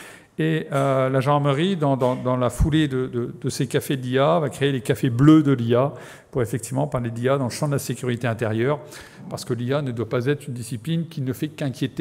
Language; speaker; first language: French; native; French